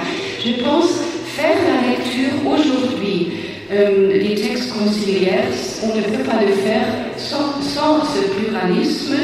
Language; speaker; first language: French; non-native, fluent; German